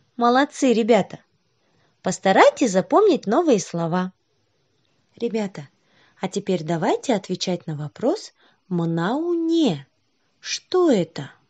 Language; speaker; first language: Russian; non-native, local second language; Kazakh